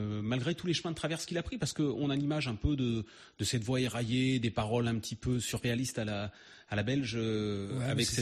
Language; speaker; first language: French; native; French